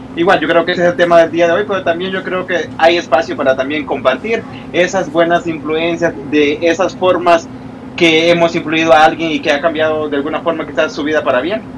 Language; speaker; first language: Spanish; native; Spanish